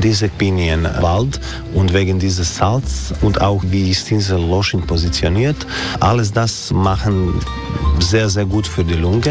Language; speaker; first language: German; non-native, learner; Croatian